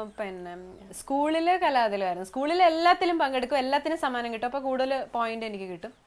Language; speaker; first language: Malayalam; native; Malayalam